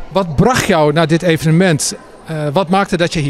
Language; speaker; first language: Dutch; native; Dutch